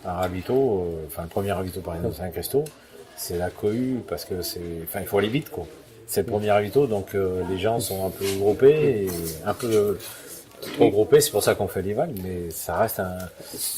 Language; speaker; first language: French; native; French